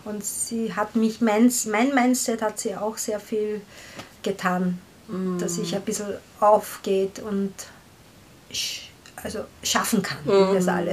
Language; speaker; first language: German; non-native, learner; Korean